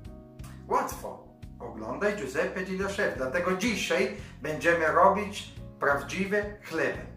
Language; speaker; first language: Polish; non-native, learner; Italian